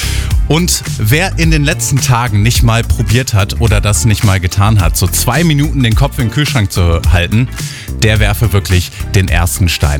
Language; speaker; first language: German; native; German